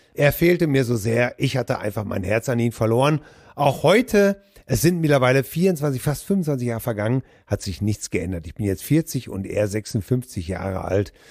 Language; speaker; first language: German; native; German